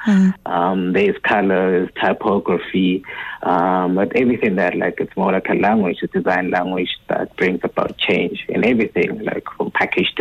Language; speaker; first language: English; non-native, local second language; Zulu